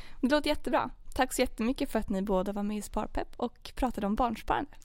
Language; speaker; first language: Swedish; native; Swedish